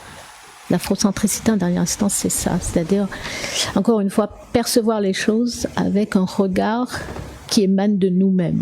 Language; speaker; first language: French; native; French